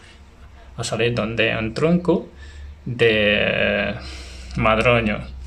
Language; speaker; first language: Spanish; non-native, learner; Chinese